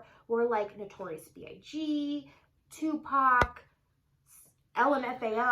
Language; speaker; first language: English; native; English